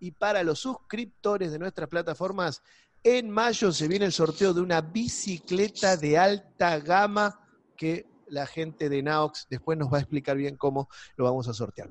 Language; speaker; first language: Spanish; native; Spanish